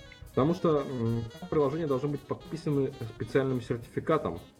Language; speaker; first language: Russian; native; Russian